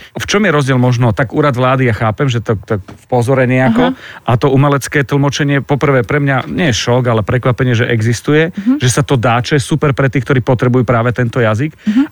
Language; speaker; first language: Slovak; native; Slovak